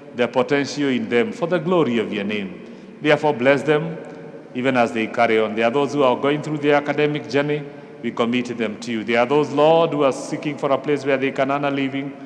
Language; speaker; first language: English; non-native, local second language; Kikuyu